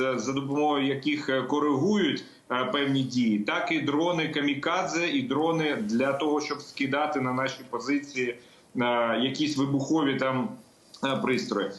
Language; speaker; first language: Ukrainian; native; Ukrainian